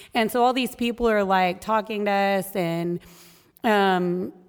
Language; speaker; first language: English; native; English